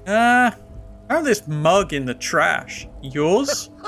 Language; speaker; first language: English; native; English